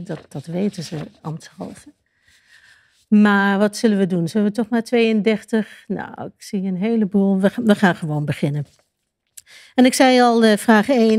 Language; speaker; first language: Dutch; native; Dutch